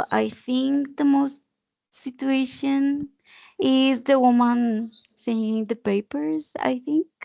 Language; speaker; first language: English; non-native, learner; Spanish